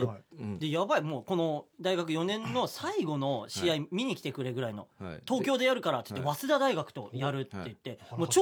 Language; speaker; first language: Japanese; native; Japanese